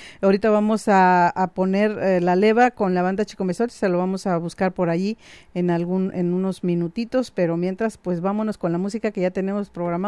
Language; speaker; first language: Spanish; non-native, local second language; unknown